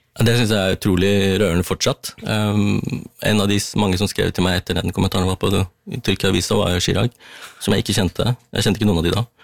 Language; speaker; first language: Norwegian; early bilingual, other home language; Tamil